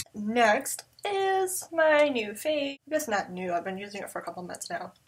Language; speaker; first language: English; native; English